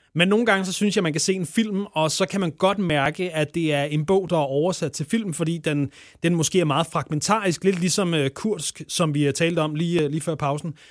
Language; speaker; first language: Danish; native; Danish